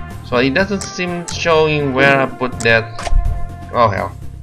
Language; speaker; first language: English; non-native, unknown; Indonesian